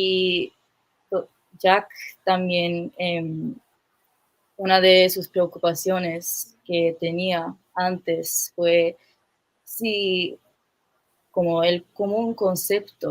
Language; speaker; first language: Spanish; non-native, fluent; English